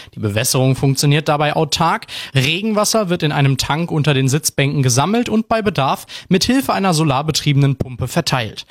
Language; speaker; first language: German; native; German